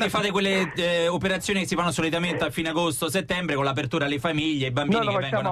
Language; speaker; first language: Italian; native; Italian